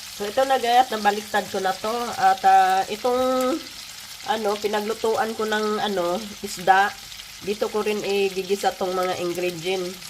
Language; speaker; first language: Filipino; non-native, local second language; Cebuano